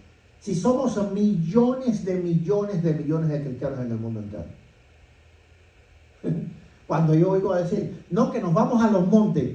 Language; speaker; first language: Spanish; native; Spanish